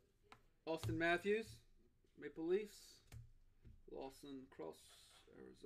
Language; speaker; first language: English; native; English